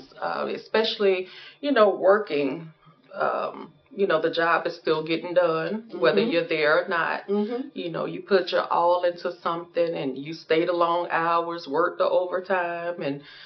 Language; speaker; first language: English; native; English